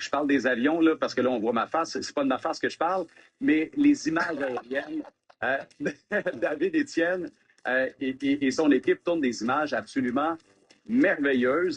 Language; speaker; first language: French; native; French